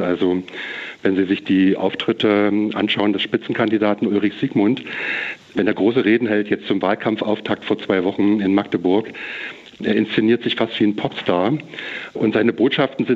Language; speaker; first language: German; native; German